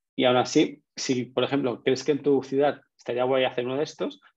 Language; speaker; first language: Spanish; native; Spanish